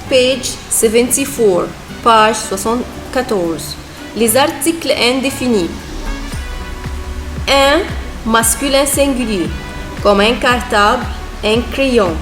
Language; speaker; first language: French; non-native, fluent; Arabic